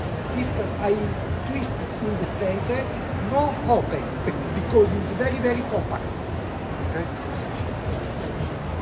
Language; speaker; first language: English; non-native, learner; Italian